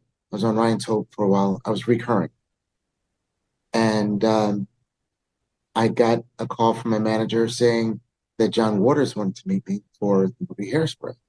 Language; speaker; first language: English; native; English